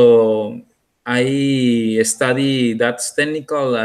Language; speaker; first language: English; non-native, learner; Spanish